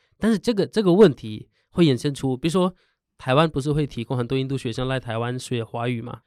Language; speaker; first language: Chinese; non-native, fluent; Hindi